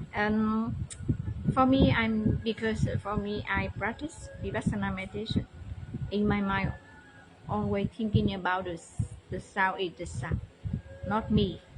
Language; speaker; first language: English; non-native, learner; Vietnamese